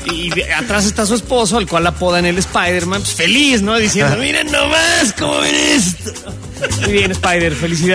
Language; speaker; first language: Spanish; native; Spanish